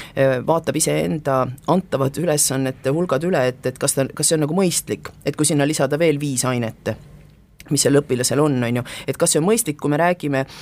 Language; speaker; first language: Estonian; native; Estonian